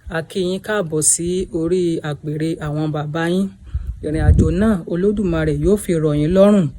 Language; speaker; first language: Yoruba; native; Yoruba